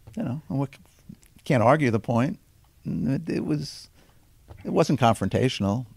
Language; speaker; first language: English; native; English